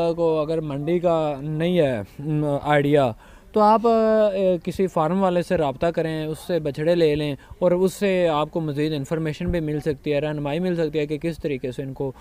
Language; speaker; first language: Urdu; non-native, local second language; Punjabi